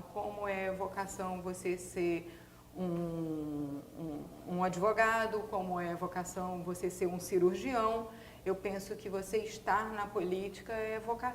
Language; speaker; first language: Portuguese; native; Portuguese